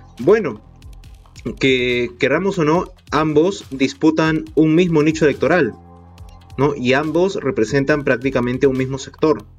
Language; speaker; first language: Spanish; native; Spanish